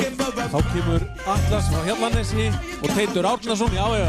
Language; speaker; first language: Icelandic; native; Icelandic